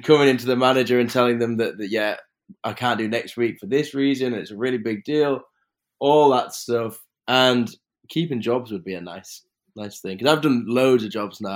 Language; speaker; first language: English; native; English